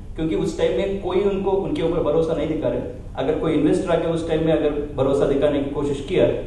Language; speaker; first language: Hindi; non-native, local second language; Telugu